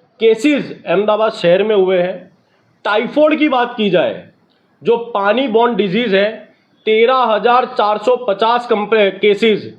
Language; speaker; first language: Hindi; non-native, local second language; Gujarati